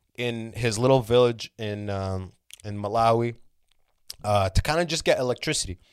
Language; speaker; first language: English; early bilingual, other home language; Arabic